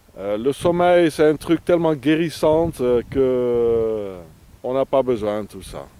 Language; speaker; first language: French; non-native, fluent; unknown